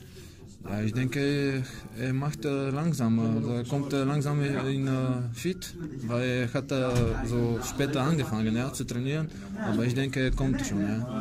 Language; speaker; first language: German; non-native, learner; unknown